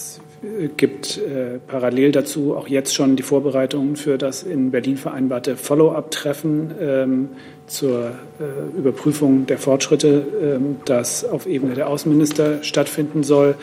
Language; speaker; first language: German; native; German